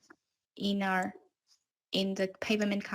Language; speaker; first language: English; non-native, learner; Vietnamese